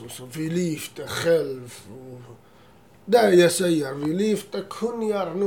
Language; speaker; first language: Swedish; non-native, learner; Assyrian Neo-Aramaic